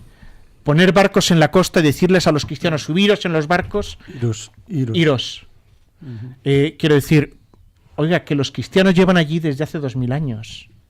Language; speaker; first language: Spanish; native; Spanish